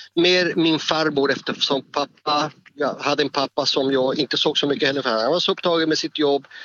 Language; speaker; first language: Swedish; non-native, fluent; Spanish